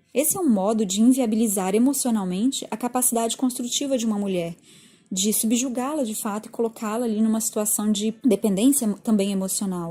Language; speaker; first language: Portuguese; native; Portuguese